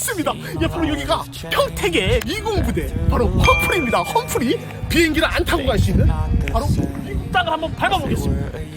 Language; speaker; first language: Korean; native; Korean